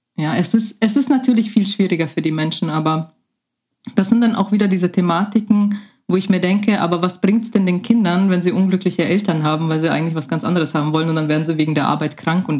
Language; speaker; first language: German; native; German